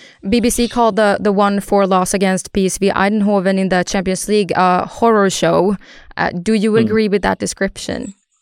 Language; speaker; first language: English; non-native, fluent; Swedish